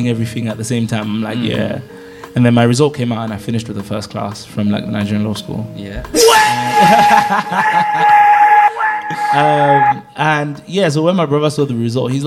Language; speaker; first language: English; non-native, local second language; Yoruba